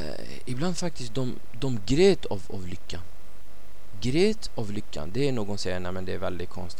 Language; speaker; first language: Swedish; non-native, fluent; Arabic